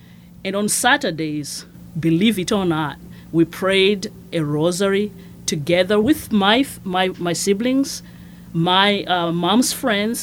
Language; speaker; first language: English; non-native, local second language; Shona